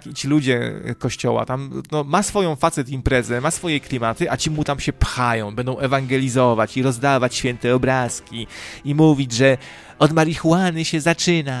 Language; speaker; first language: Polish; native; Polish